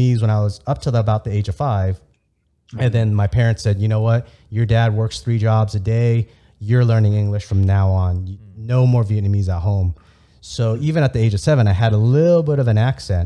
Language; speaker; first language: English; early bilingual, other home language; Vietnamese